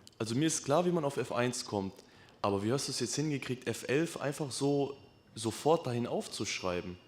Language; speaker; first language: German; native; German